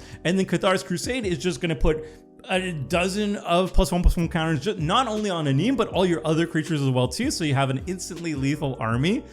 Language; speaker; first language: English; native; English